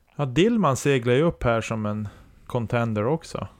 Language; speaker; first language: Swedish; native; Swedish